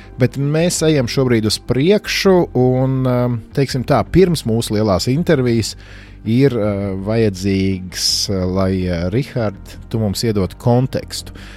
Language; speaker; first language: Latvian; native; Latvian